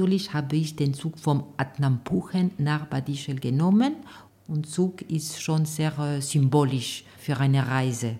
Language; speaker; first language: German; non-native, fluent; French